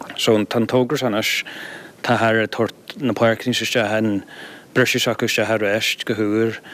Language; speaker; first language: Irish; native; Irish